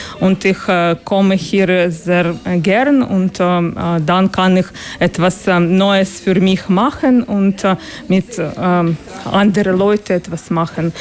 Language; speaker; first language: German; non-native, learner; Ukrainian